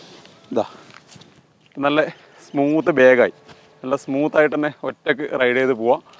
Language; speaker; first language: Malayalam; native; Malayalam